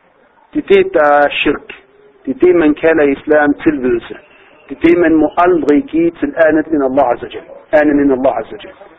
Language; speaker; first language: Danish; non-native, fluent; Arabic